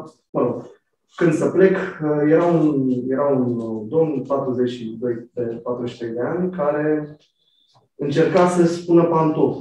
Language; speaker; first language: Romanian; native; Romanian